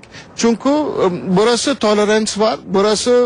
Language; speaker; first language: Turkish; non-native, learner; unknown